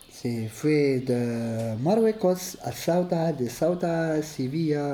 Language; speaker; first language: Spanish; non-native, learner; Arabic